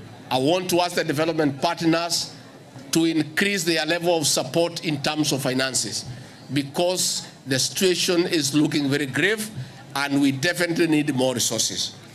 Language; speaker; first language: English; non-native, local second language; Kikuyu